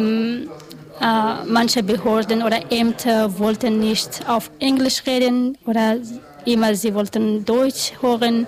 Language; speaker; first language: German; non-native, learner; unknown